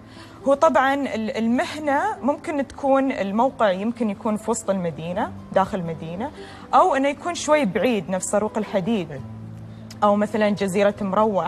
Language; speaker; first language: Arabic; native; Arabic